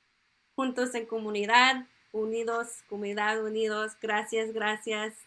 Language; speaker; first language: Spanish; early bilingual, heritage; Spanish